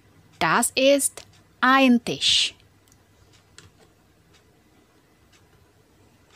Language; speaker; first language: German; non-native, learner; Indonesian